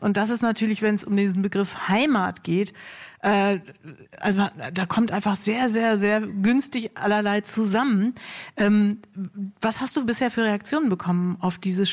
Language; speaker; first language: German; native; German